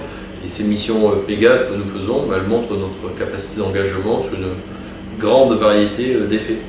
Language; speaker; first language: French; native; French